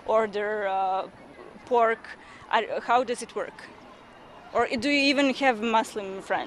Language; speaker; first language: English; non-native, fluent; Serbian